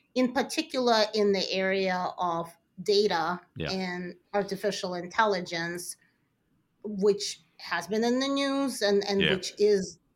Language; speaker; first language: English; early bilingual, other home language; Russian